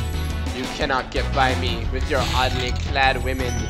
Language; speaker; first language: English; native; English